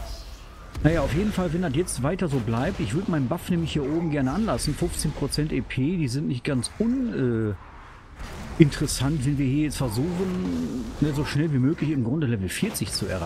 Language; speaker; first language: German; native; German